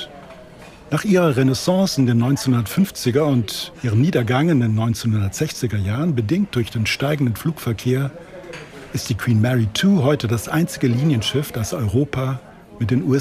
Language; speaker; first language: German; native; German